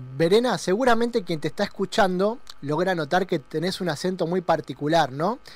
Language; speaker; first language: Spanish; native; Spanish